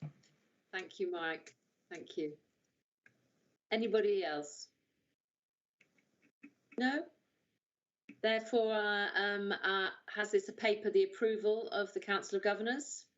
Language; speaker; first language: English; native; English